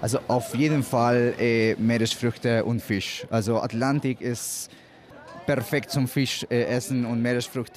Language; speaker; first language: German; non-native, fluent; Spanish